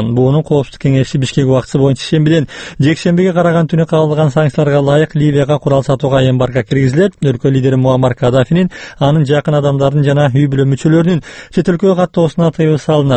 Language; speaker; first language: Kyrgyz; native; Kyrgyz